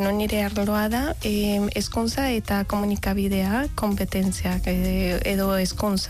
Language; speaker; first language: Basque; non-native, fluent; Spanish